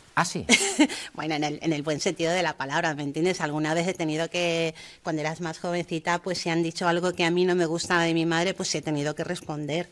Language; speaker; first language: Spanish; early bilingual, heritage; German